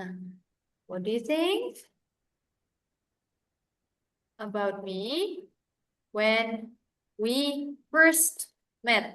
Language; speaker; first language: English; non-native, fluent; Indonesian